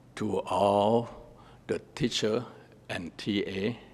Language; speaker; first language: English; non-native, learner; Thai